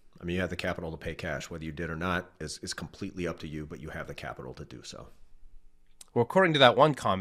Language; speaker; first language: English; native; English